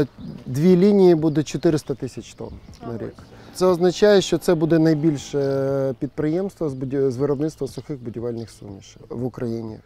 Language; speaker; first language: Ukrainian; native; Ukrainian